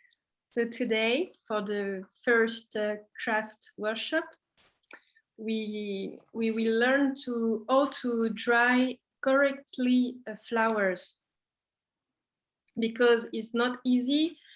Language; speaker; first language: English; non-native, learner; French